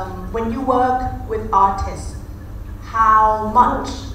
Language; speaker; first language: English; non-native, fluent; Thai